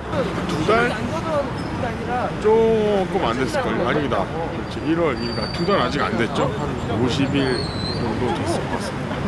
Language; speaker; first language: Korean; native; Korean